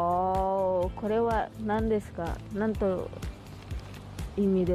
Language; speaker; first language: Japanese; non-native, learner; Indonesian